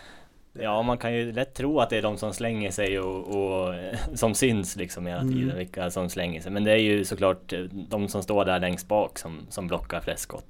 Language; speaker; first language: Swedish; native; Swedish